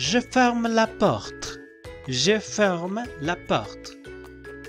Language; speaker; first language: French; non-native, learner; Spanish